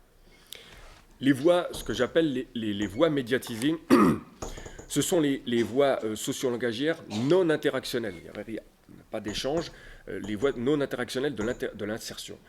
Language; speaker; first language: French; native; French